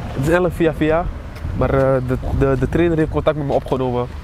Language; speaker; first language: Dutch; early bilingual, other home language; Sranan Tongo